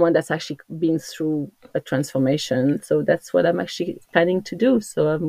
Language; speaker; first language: English; non-native, fluent; French